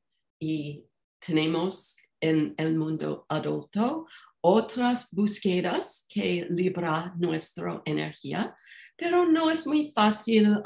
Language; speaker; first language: Spanish; non-native, fluent; English